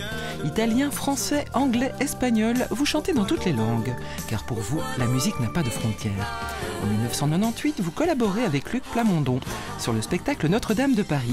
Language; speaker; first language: French; native; French